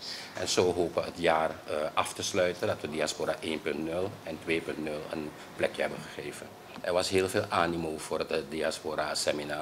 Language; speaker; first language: Dutch; native; Dutch